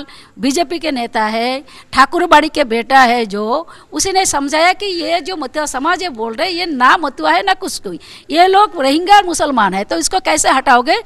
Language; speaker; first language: Hindi; non-native, local second language; Bangla